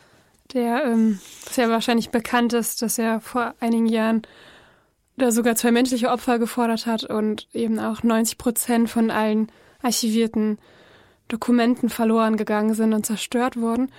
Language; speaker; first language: German; native; German